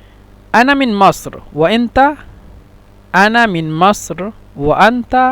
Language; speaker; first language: Arabic; non-native, fluent; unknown